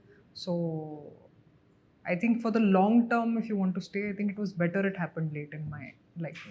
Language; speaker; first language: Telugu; non-native, fluent; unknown